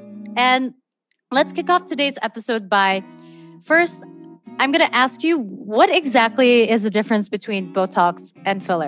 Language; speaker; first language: English; non-native, local second language; Filipino